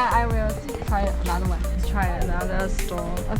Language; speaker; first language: English; non-native, learner; Chinese